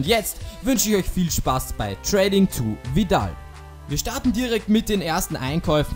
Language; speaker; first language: German; native; German